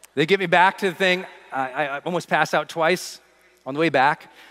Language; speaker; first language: English; native; English